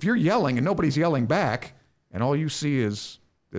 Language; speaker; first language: English; native; English